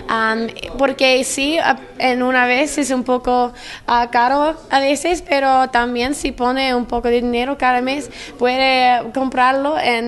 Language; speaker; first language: Spanish; non-native, learner; English